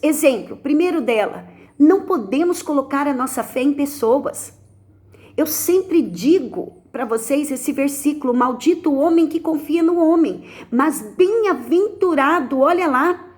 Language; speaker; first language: Portuguese; native; Portuguese